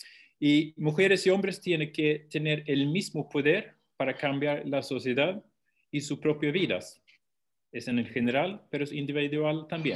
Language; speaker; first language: Spanish; non-native, fluent; Swedish